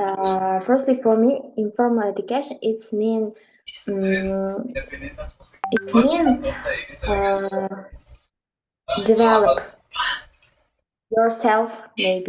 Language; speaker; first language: English; non-native, learner; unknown